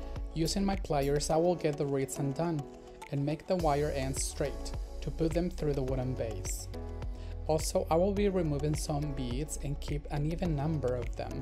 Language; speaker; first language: English; non-native, fluent; Spanish